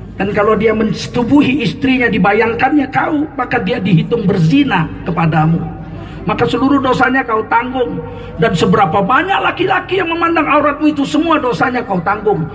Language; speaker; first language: Indonesian; native; Indonesian